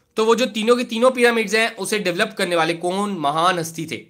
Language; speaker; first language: Hindi; native; Hindi